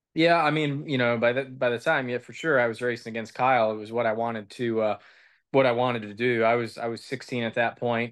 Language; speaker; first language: English; native; English